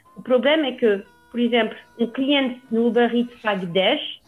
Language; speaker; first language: Portuguese; non-native, fluent; French